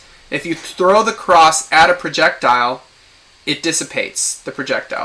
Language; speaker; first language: English; native; English